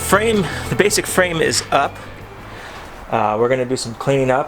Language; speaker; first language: English; native; English